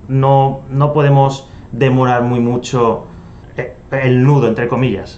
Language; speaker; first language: Spanish; native; Spanish